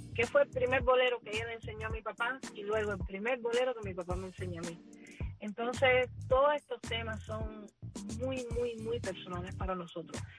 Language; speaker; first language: Spanish; early bilingual, other home language; English